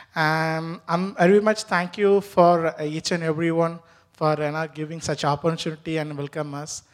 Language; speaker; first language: English; non-native, local second language; Tamil